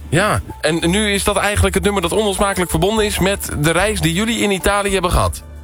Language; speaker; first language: Dutch; native; Dutch